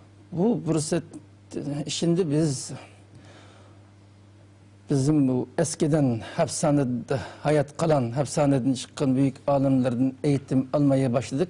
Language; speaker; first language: Turkish; non-native, learner; Uyghur